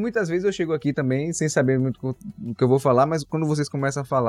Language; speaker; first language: Portuguese; native; Portuguese